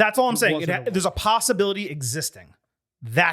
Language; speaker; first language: English; native; English